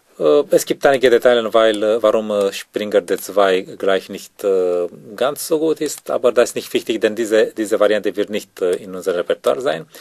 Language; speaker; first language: German; non-native, learner; Romanian